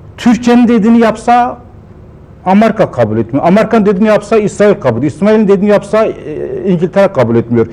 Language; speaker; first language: Turkish; non-native, local second language; Kurdish